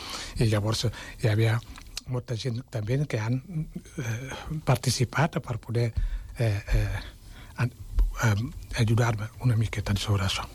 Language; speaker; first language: Catalan; non-native, fluent; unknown